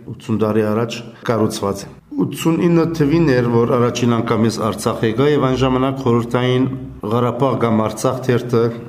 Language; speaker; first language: Armenian; early bilingual, heritage; Armenian